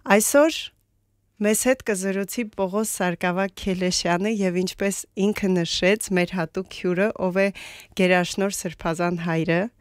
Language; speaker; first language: Armenian; native; Armenian